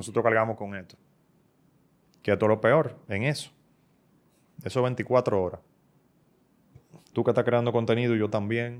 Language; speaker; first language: Spanish; native; Spanish